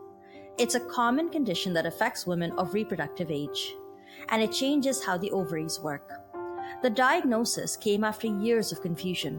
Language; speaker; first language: English; native; English